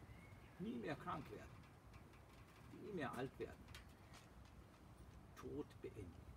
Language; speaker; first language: German; non-native, fluent; Sinhala